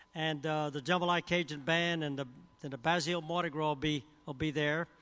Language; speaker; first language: English; early bilingual, other home language; French